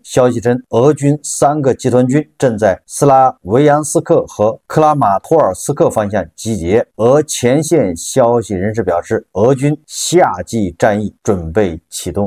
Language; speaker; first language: Chinese; native; Chinese